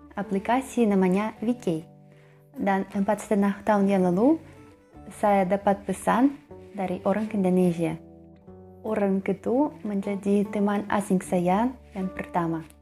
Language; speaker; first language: Indonesian; non-native, learner; Russian